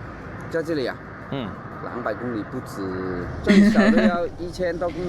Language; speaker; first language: Chinese; native; Chinese